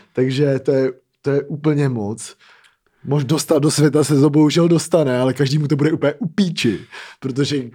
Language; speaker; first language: Czech; native; Czech